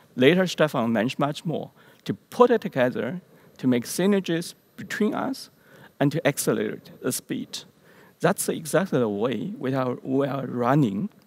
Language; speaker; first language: English; non-native, learner; Chinese